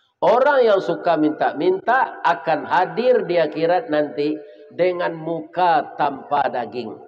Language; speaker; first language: Malay; non-native, local second language; Minangkabau